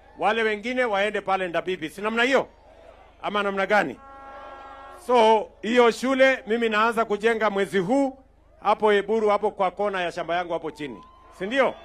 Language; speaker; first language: Swahili; non-native, local second language; Kalenjin